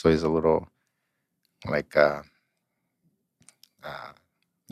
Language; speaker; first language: English; non-native, fluent; Portuguese